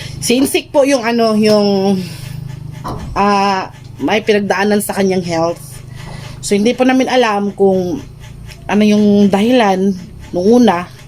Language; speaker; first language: Filipino; non-native, local second language; Cebuano